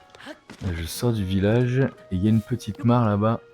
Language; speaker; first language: French; native; French